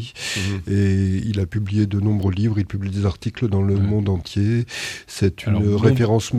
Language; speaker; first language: French; native; French